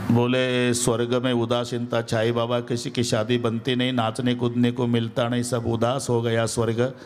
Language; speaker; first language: Hindi; non-native, local second language; Marathi